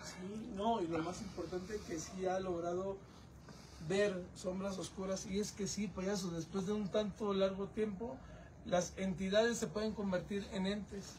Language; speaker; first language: Spanish; native; Spanish